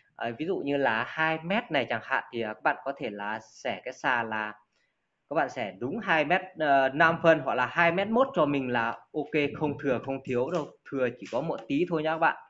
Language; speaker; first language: Vietnamese; native; Vietnamese